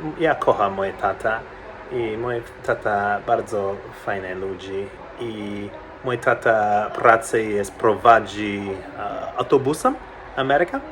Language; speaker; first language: Polish; non-native, learner; English